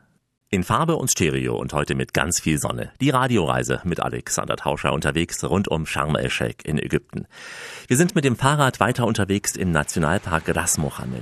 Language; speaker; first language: German; native; German